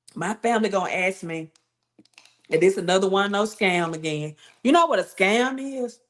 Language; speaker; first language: English; native; English